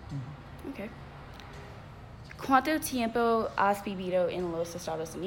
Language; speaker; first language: Spanish; non-native, learner; English